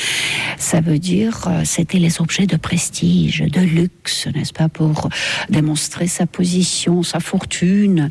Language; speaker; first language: French; non-native, fluent; Estonian